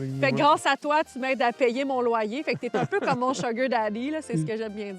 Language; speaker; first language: French; native; French